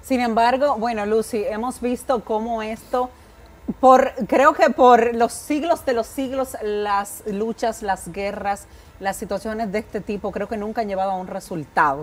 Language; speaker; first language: Spanish; native; Spanish